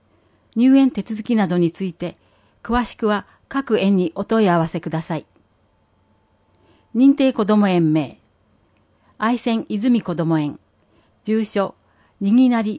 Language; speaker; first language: Japanese; native; Japanese